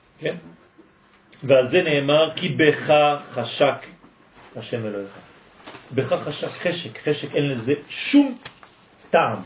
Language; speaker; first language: Hebrew; non-native, fluent; French